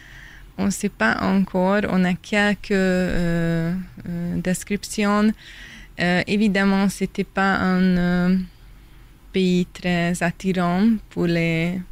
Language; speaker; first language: French; non-native, fluent; Hungarian